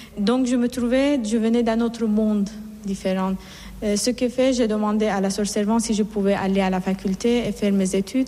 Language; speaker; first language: French; non-native, fluent; Persian